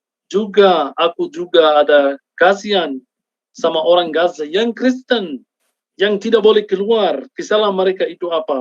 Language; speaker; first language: Indonesian; non-native, fluent; Arabic